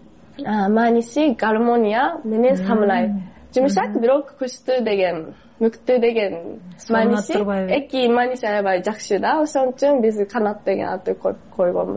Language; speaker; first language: Kyrgyz; non-native, fluent; Japanese